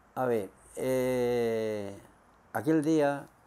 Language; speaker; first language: Spanish; native; Spanish